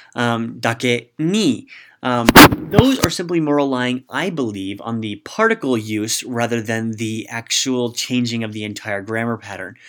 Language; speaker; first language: English; native; English